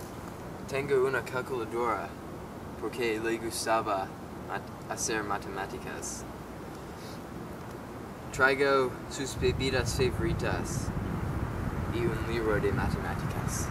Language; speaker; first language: Spanish; non-native, learner; English